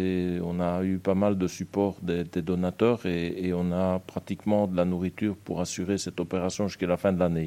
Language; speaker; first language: French; native; French